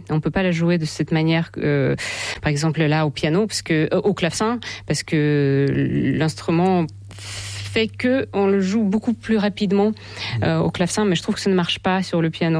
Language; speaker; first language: French; non-native, fluent; Ukrainian